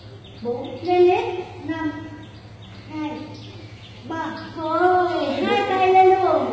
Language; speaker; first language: Vietnamese; native; Vietnamese